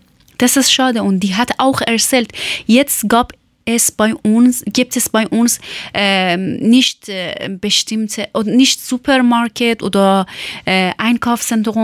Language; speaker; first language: German; non-native, learner; Persian